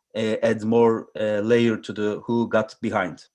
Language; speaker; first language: English; non-native, learner; Turkish